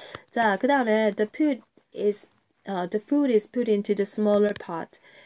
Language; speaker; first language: English; non-native, fluent; Korean